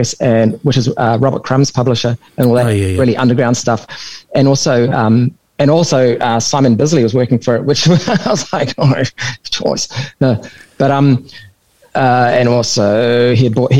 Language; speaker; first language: English; native; English